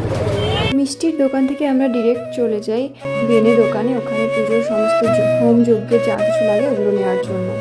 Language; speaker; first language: Bangla; native; Bangla